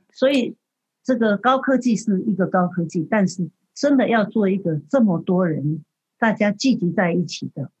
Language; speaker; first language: Chinese; native; Chinese